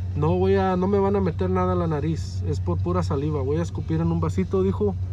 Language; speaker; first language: Spanish; early bilingual, heritage; Spanish